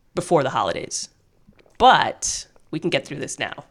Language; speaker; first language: English; native; English